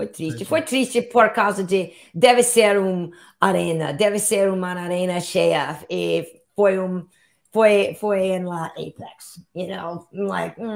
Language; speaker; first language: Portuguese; non-native, learner; English